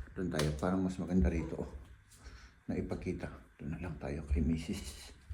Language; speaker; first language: Filipino; native; Filipino